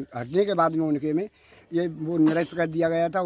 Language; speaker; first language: Hindi; native; Hindi